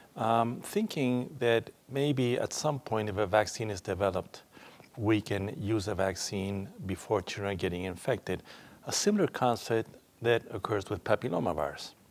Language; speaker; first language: English; non-native, fluent; Spanish